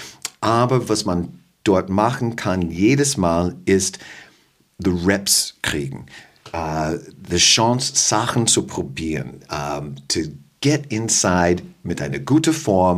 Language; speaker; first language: German; non-native, fluent; English